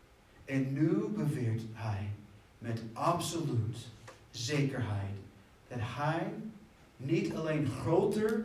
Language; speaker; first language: Dutch; non-native, fluent; English